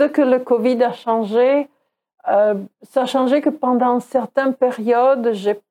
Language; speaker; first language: French; non-native, fluent; Croatian